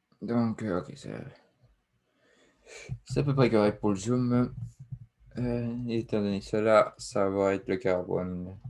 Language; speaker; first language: French; native; French